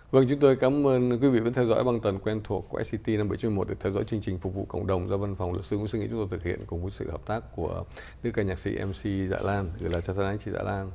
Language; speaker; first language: Vietnamese; native; Vietnamese